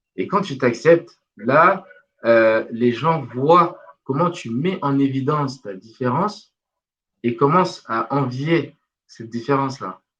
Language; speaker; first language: French; non-native, local second language; Wolof